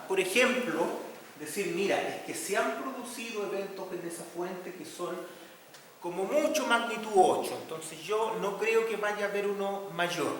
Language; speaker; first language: Spanish; native; Spanish